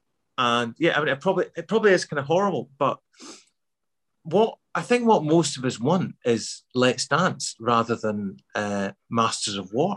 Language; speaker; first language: English; native; English